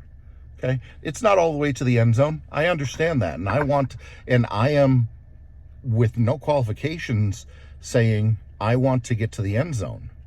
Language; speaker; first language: English; native; English